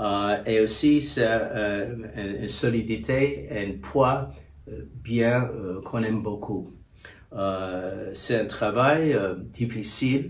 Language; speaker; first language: French; non-native, fluent; English